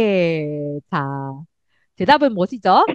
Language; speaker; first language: Korean; non-native, fluent; Indonesian